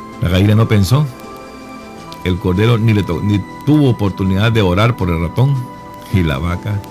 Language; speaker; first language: Spanish; native; Spanish